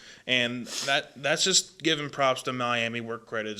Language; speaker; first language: English; native; English